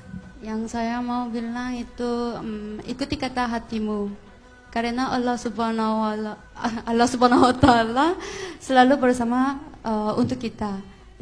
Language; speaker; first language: Indonesian; non-native, fluent; Korean